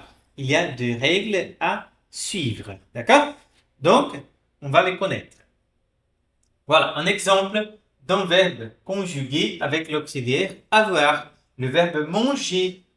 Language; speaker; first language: French; non-native, fluent; Portuguese